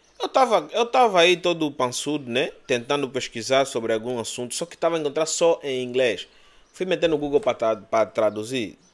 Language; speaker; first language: Portuguese; native; Portuguese